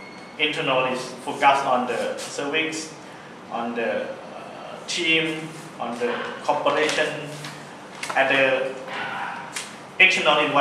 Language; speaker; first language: English; non-native, learner; Thai